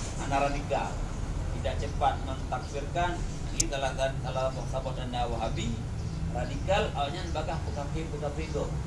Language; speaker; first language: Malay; non-native, local second language; Achinese